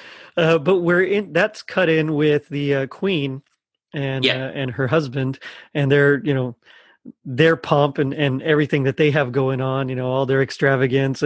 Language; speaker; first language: English; native; English